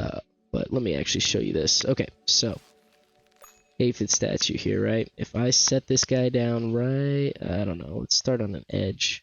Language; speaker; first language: English; native; English